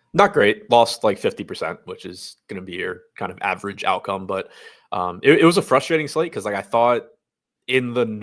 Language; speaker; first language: English; native; English